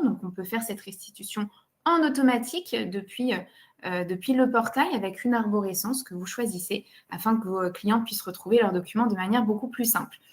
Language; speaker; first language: French; native; French